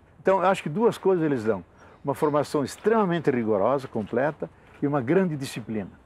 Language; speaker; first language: Portuguese; non-native, local second language; Italian